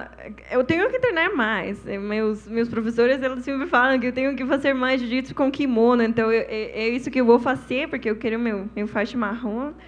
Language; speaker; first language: Portuguese; non-native, fluent; Spanish